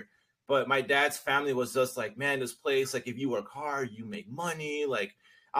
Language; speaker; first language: English; early bilingual, other home language; Spanish